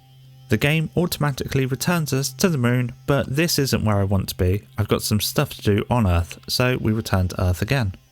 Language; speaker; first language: English; native; English